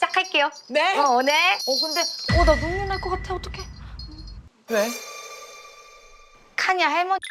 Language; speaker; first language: Korean; non-native, learner; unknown